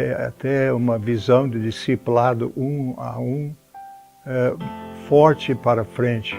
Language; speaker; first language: Portuguese; non-native, fluent; English